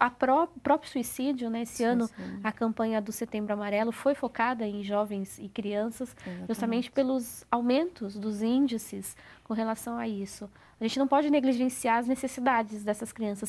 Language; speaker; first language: Portuguese; native; Portuguese